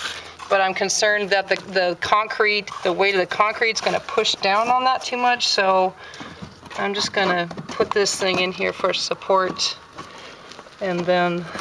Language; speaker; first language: English; native; English